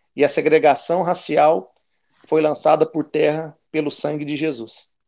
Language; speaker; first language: Portuguese; native; Portuguese